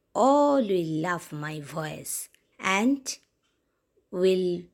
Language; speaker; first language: English; non-native, local second language; Bangla